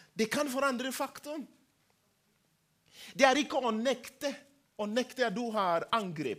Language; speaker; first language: Swedish; non-native, learner; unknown